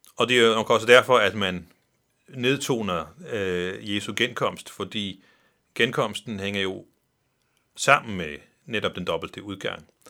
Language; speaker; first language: Danish; non-native, local second language; Faroese